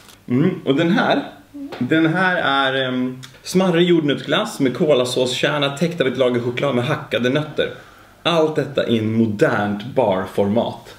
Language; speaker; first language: Swedish; native; Swedish